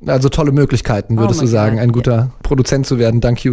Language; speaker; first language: German; native; German